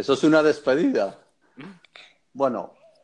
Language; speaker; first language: Spanish; native; Spanish